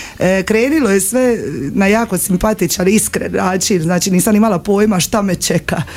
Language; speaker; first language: Croatian; native; Croatian